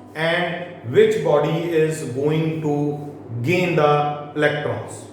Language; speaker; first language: English; non-native, local second language; Punjabi